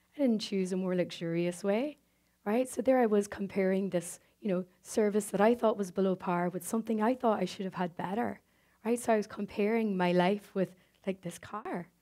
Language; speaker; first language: English; native; English